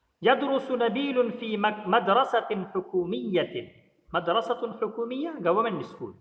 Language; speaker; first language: Arabic; non-native, fluent; Urdu